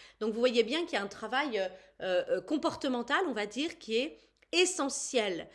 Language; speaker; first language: French; native; French